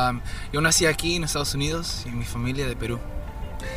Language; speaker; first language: Spanish; early bilingual, heritage; Spanish